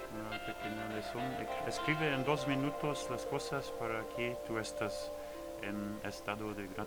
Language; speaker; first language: Spanish; non-native, learner; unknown